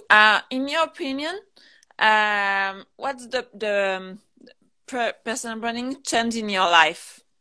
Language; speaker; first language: English; non-native, learner; French